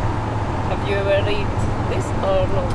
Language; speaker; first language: English; non-native, learner; Spanish